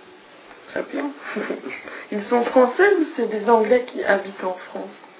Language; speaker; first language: French; non-native, fluent; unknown